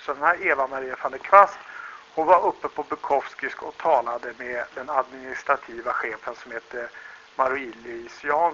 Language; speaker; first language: Swedish; native; Swedish